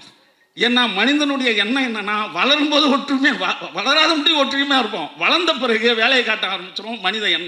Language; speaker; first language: Tamil; native; Tamil